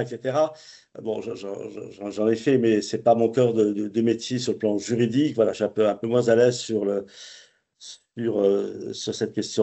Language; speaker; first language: French; native; French